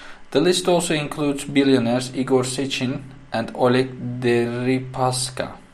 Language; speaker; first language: English; non-native, fluent; Turkish